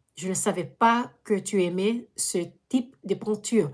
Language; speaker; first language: French; non-native, learner; English